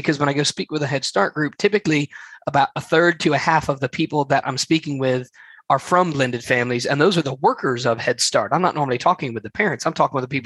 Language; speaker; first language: English; native; English